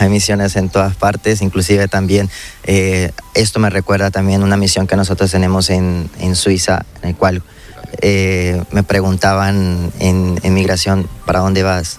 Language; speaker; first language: Spanish; native; Spanish